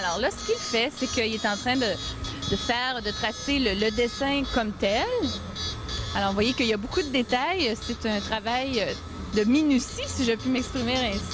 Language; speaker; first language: French; native; French